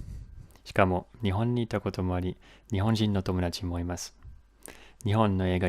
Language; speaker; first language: Japanese; non-native, fluent; French